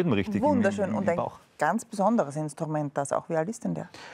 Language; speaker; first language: German; native; German